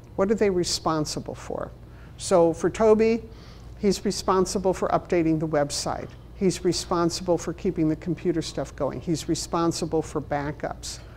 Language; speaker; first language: English; native; English